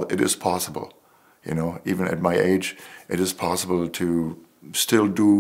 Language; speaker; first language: English; non-native, fluent; German